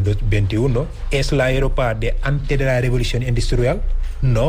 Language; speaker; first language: Spanish; non-native, fluent; Wolof